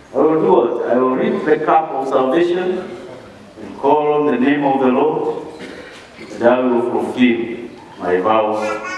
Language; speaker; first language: English; non-native, local second language; Swahili